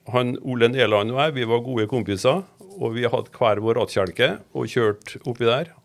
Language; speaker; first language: Norwegian; native; Norwegian